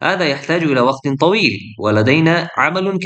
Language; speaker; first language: Arabic; non-native, fluent; Uzbek